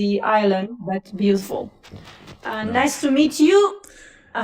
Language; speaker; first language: English; non-native, fluent; Italian